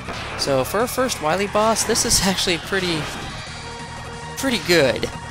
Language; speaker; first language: English; native; English